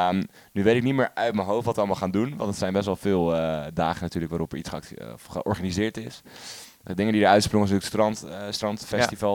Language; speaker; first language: Dutch; native; Dutch